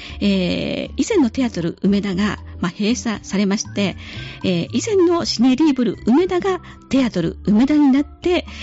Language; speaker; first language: Japanese; native; Japanese